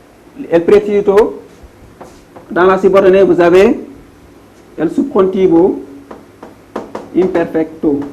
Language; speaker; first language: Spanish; non-native, fluent; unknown